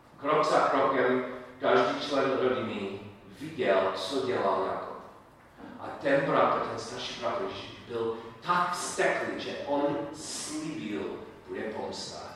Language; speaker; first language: Czech; non-native, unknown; English